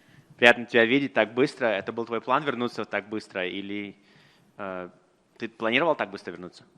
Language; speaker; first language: Russian; native; Russian